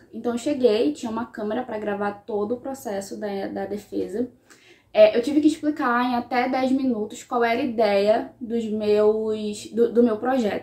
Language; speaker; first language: Portuguese; native; Portuguese